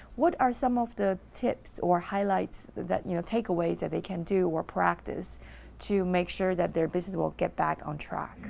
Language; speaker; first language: English; non-native, fluent; Chinese